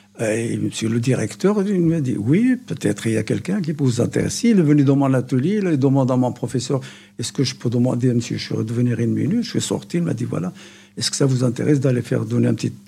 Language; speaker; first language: French; non-native, local second language; Arabic